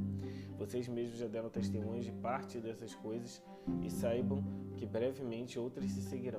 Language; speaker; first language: Portuguese; native; Portuguese